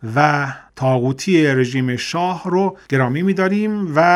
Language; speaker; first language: Persian; native; Persian